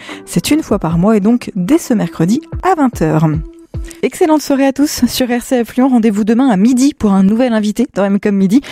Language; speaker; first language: French; native; French